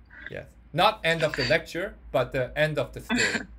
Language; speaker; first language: English; non-native, fluent; Korean